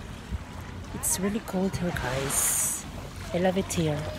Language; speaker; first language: English; non-native, local second language; Filipino